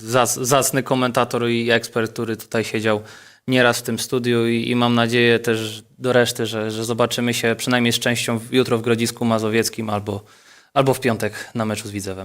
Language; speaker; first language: Polish; native; Polish